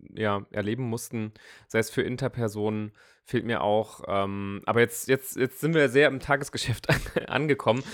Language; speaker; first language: German; non-native, fluent; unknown